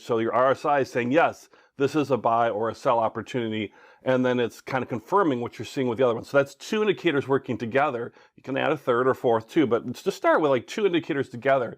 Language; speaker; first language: English; native; English